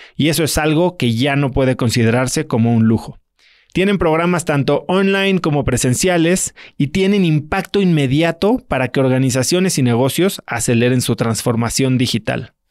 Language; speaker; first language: Spanish; native; Spanish